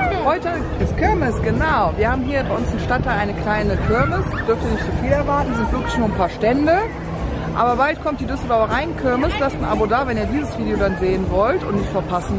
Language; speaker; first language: German; native; German